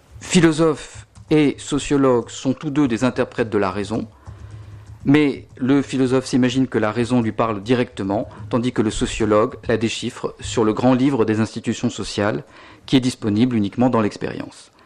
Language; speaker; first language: French; native; French